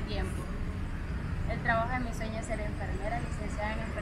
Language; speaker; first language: Spanish; native; Spanish